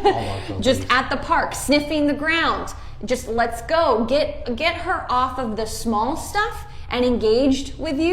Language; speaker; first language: English; native; English